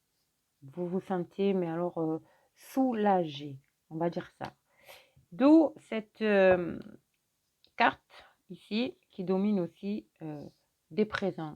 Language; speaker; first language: French; native; French